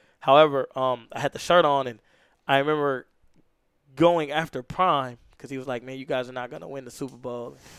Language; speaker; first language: English; native; English